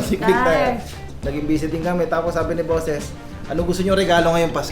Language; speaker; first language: Filipino; native; Filipino